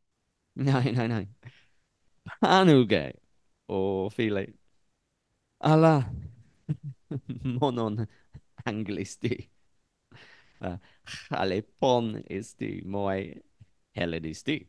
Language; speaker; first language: Greek; non-native, learner; English